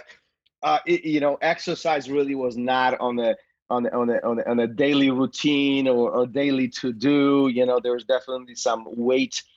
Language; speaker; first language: English; non-native, fluent; Polish